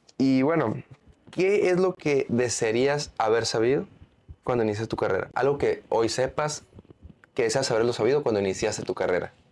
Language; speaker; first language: Spanish; native; Spanish